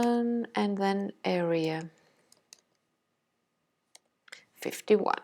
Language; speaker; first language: English; non-native, fluent; Danish